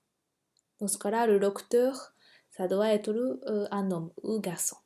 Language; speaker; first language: French; non-native, fluent; Japanese